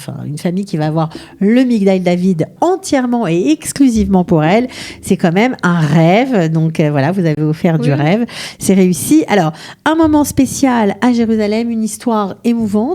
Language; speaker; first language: French; native; French